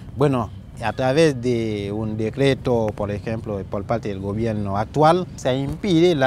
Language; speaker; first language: Spanish; non-native, fluent; Haitian Creole